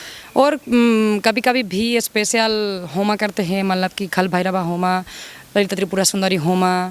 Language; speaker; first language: Hindi; non-native, learner; Spanish